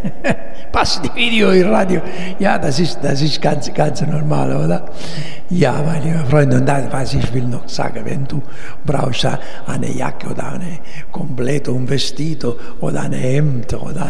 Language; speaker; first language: German; non-native, learner; Italian